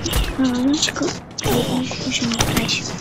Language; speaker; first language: Bulgarian; native; Bulgarian